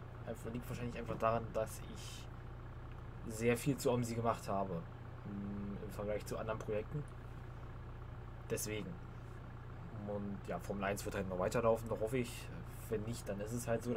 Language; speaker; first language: German; native; German